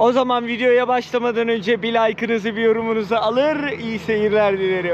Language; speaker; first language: Turkish; native; Turkish